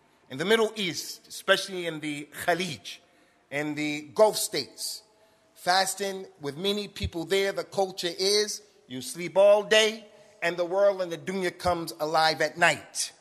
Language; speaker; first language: English; native; English